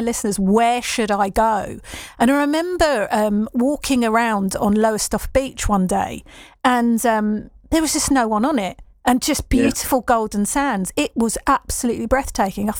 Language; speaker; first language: English; native; English